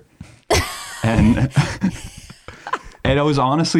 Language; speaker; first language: English; native; English